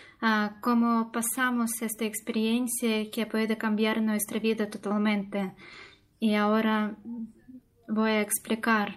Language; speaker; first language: Spanish; non-native, learner; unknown